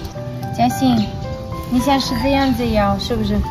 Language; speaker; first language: Chinese; non-native, learner; Ukrainian